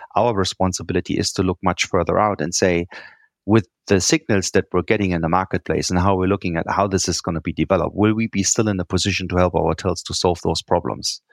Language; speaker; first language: English; non-native, fluent; German